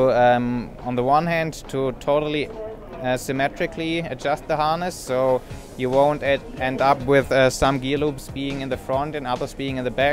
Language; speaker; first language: English; non-native, fluent; German